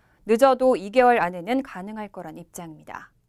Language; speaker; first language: Korean; native; Korean